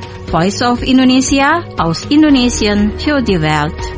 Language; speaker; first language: German; non-native, fluent; Indonesian